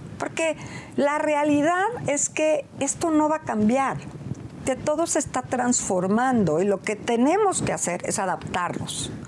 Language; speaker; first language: Spanish; native; Spanish